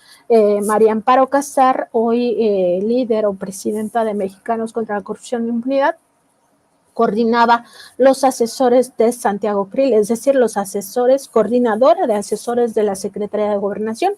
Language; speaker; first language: Spanish; native; Spanish